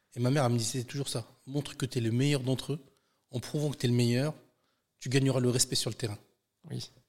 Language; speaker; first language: French; native; French